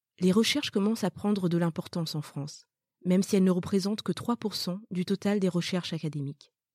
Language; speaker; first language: French; early bilingual, other home language; Malagasy